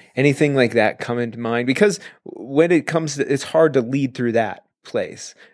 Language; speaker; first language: English; native; English